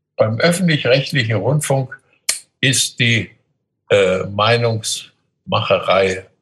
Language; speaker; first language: German; native; German